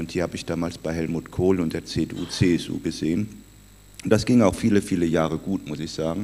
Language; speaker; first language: German; native; German